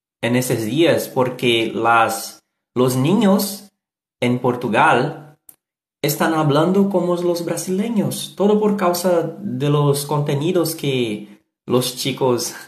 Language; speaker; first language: Spanish; non-native, learner; Portuguese